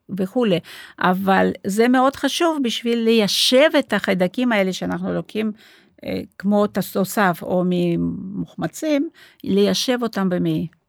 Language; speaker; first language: Hebrew; non-native, fluent; Russian